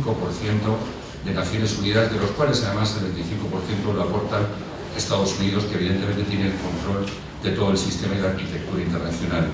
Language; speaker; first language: Spanish; native; Spanish